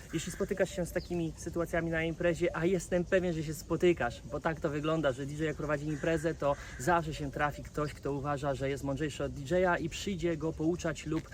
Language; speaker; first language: Polish; native; Polish